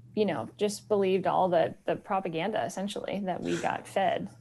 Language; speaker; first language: English; native; English